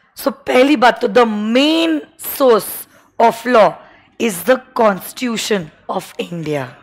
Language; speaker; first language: Hindi; native; Hindi